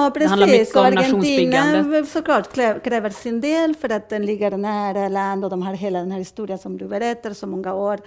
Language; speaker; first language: Swedish; non-native, fluent; Spanish